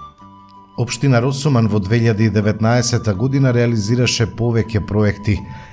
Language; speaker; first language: Macedonian; native; Macedonian